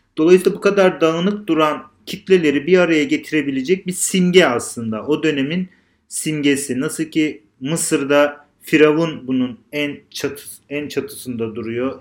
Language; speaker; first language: Turkish; native; Turkish